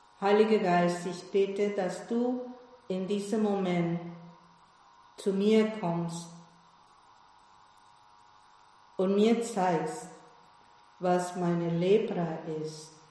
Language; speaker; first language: German; non-native, fluent; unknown